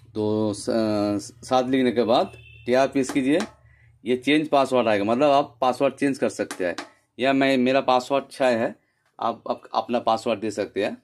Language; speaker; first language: Hindi; non-native, local second language; Bangla